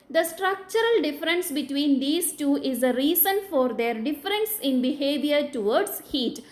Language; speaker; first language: English; non-native, local second language; Malayalam